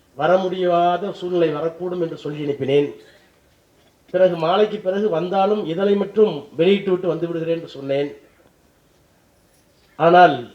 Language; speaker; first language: Tamil; native; Tamil